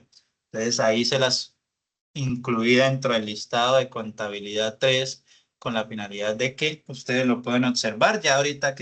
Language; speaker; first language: Spanish; native; Spanish